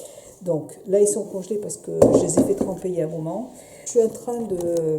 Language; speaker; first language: French; native; French